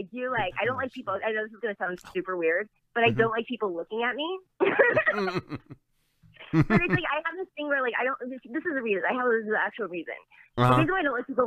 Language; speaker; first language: English; native; English